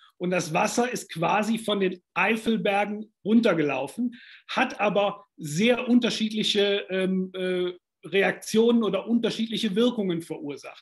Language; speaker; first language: German; native; German